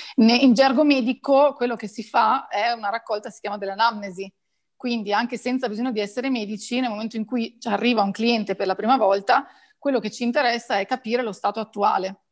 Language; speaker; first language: Italian; native; Italian